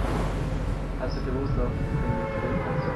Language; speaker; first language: German; native; German